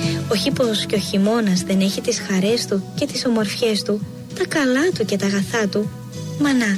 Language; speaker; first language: Greek; native; Greek